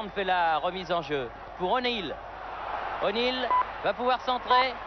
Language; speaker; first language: French; native; French